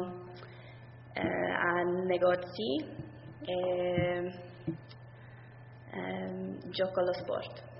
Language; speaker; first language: Italian; non-native, learner; English